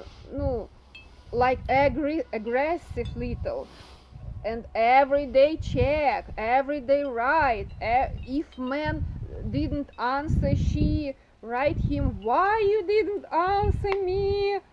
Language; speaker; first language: English; non-native, learner; Russian